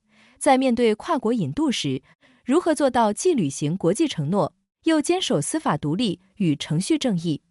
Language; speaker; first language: Chinese; native; Chinese